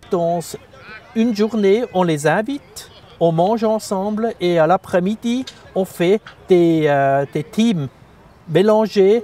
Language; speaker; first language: French; non-native, fluent; German